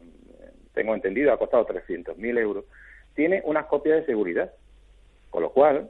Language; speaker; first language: Spanish; native; Spanish